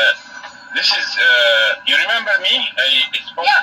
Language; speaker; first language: English; non-native, learner; Arabic